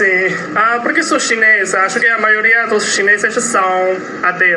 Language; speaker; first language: Portuguese; non-native, learner; Chinese